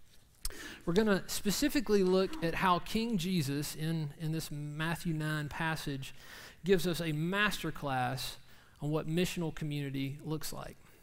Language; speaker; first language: English; native; English